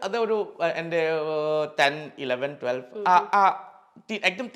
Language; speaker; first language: Malayalam; non-native, local second language; Assamese